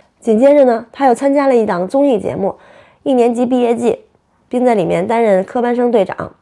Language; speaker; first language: Chinese; native; Chinese